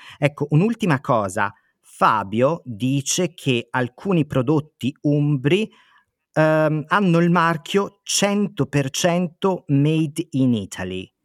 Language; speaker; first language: Italian; native; Italian